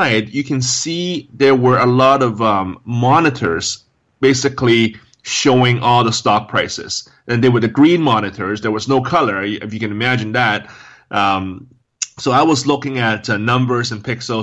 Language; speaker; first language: English; non-native, local second language; Cantonese